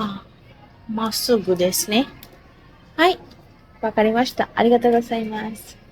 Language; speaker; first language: Japanese; non-native, learner; Sinhala